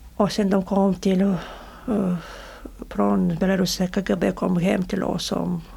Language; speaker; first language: Swedish; non-native, learner; Russian